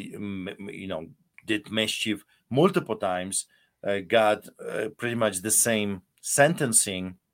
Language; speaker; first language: English; non-native, fluent; Polish